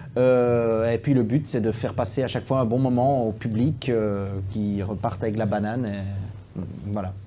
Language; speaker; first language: French; native; French